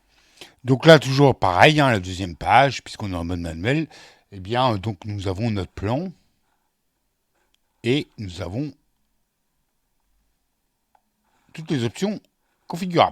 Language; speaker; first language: French; native; French